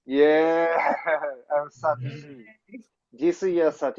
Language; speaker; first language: English; non-native, learner; Japanese